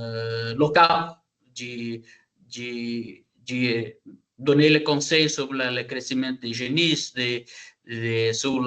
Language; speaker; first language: French; non-native, learner; Portuguese